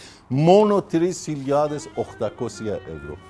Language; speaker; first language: Greek; non-native, learner; Persian